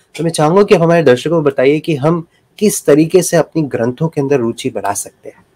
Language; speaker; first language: Hindi; native; Hindi